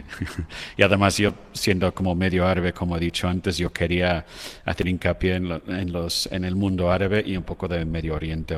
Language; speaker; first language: Spanish; non-native, fluent; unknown